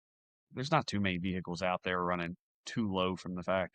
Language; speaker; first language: English; native; English